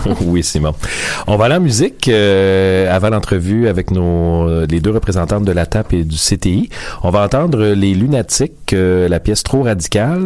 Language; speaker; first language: French; native; French